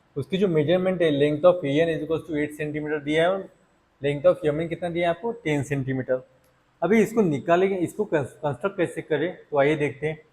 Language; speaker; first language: Hindi; non-native, local second language; Marathi